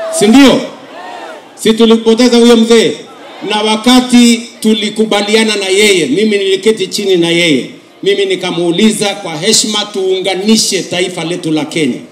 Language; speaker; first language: Swahili; non-native, local second language; Kalenjin